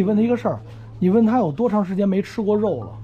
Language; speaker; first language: Chinese; native; Chinese